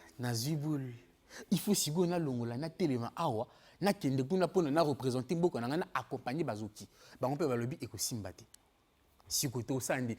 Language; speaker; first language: Lingala; native; Lingala